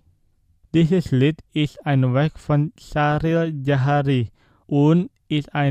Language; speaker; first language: German; non-native, fluent; Indonesian